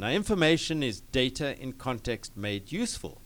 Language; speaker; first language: English; native; English